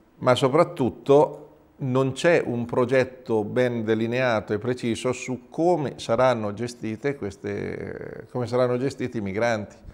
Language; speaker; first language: Italian; native; Italian